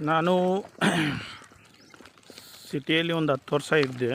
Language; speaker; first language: Kannada; non-native, local second language; Urdu